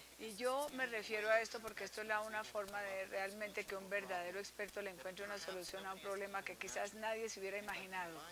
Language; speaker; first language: Spanish; non-native, fluent; English